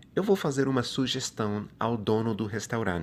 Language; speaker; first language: Portuguese; non-native, fluent; English